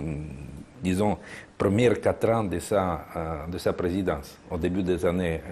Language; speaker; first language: French; non-native, fluent; Russian